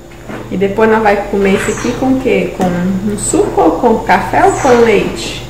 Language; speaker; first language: Portuguese; native; Portuguese